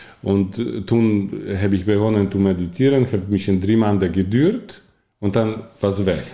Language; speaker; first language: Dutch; non-native, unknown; Polish